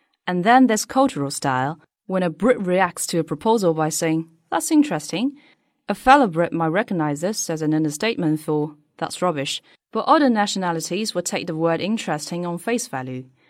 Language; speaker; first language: English; non-native, fluent; Chinese